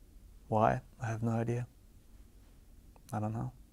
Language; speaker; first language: English; non-native, fluent; German